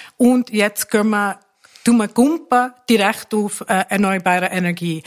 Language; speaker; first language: German; non-native, fluent; English